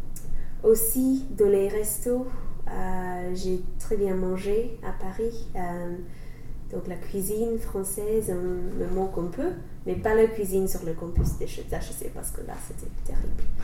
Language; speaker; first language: French; non-native, learner; English